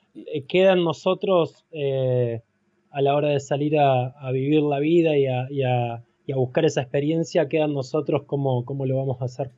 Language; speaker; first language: Spanish; native; Spanish